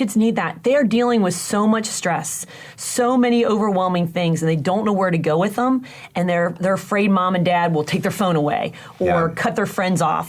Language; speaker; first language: English; native; English